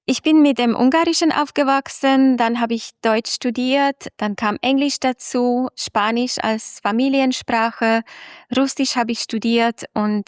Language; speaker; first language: German; non-native, fluent; Hungarian